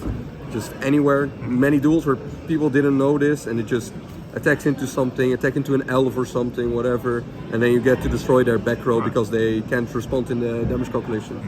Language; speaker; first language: English; non-native, fluent; Dutch